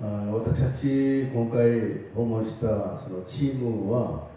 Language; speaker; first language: Japanese; non-native, fluent; Korean